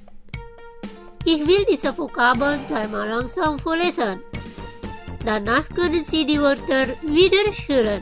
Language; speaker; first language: German; non-native, fluent; Indonesian